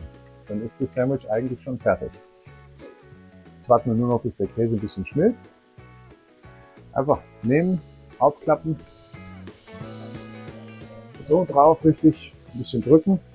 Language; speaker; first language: German; native; German